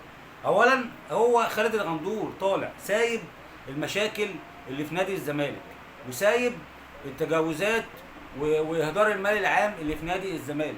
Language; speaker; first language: Arabic; native; Arabic